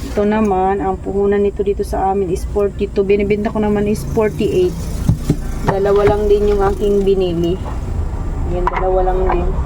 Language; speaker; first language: Filipino; non-native, local second language; Waray